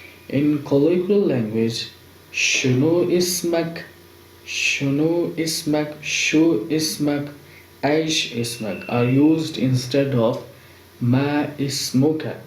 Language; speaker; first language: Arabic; non-native, fluent; Urdu